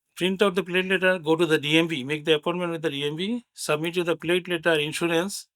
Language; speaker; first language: English; non-native, local second language; Sylheti